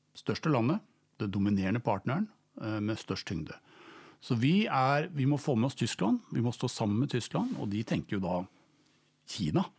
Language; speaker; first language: Norwegian; native; Norwegian